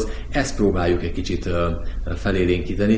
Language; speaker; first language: Hungarian; native; Hungarian